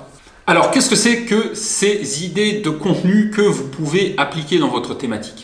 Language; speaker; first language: French; native; French